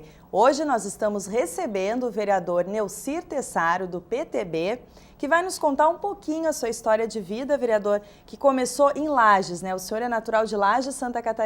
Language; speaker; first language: Portuguese; native; Portuguese